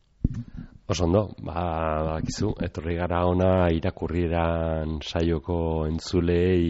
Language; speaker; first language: Basque; native; Basque